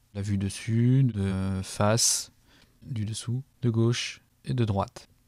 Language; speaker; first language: French; native; French